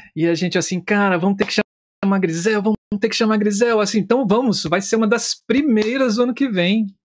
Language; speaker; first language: Portuguese; native; Portuguese